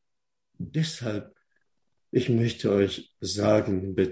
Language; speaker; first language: German; non-native, fluent; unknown